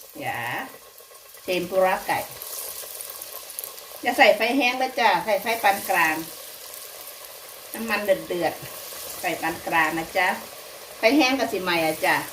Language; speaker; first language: Thai; non-native, local second language; Lao